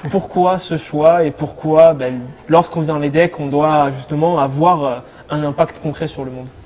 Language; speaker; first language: French; native; French